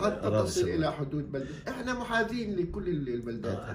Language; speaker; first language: Arabic; native; Arabic